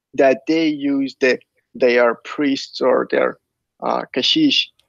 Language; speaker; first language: English; non-native, fluent; Persian